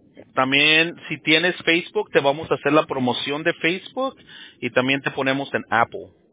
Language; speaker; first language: Spanish; early bilingual, heritage; Spanish